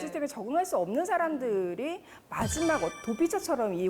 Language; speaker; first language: Korean; native; Korean